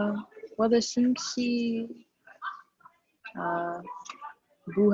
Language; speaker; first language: Chinese; non-native, learner; English